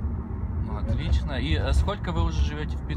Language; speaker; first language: Russian; native; Russian